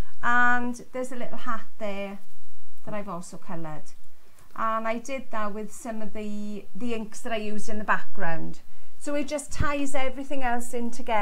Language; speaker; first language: English; native; English